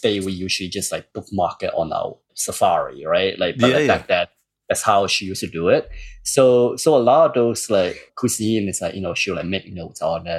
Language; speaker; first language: English; non-native, local second language; Cantonese